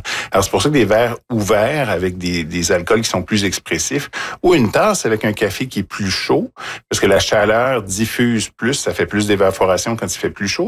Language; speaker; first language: French; native; French